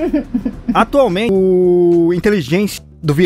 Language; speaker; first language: Portuguese; native; Portuguese